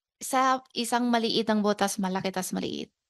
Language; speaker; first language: Filipino; non-native, learner; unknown